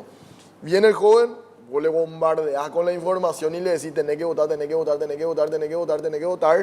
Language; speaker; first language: Spanish; native; Spanish